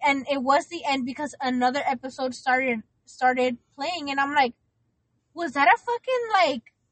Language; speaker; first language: English; early bilingual, other home language; Spanish